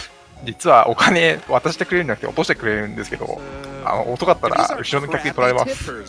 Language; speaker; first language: Japanese; native; Japanese